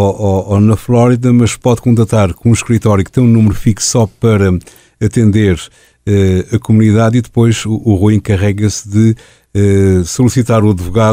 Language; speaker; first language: Portuguese; native; Portuguese